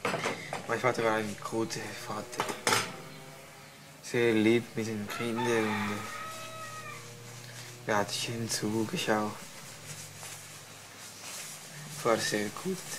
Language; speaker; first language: German; non-native, learner; Spanish